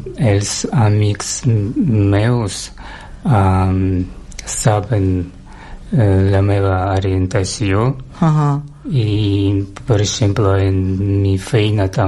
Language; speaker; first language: Catalan; non-native, learner; Russian